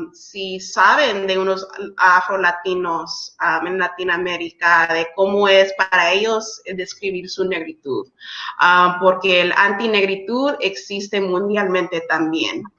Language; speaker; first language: Spanish; early bilingual, heritage; English